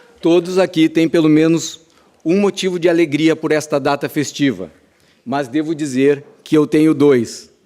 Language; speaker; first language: Portuguese; native; Portuguese